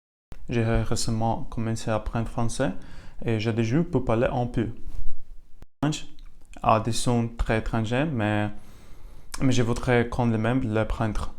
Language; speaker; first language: French; non-native, learner; Ukrainian